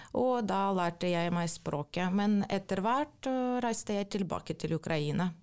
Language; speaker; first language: Norwegian; non-native, fluent; Ukrainian